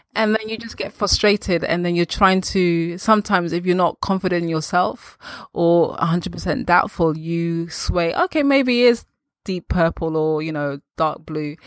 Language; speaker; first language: English; native; English